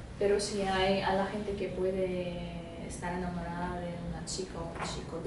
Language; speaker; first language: Spanish; non-native, fluent; Russian